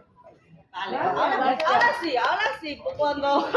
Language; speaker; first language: Spanish; non-native, learner; Filipino